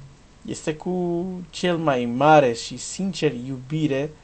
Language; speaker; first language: Romanian; non-native, learner; Portuguese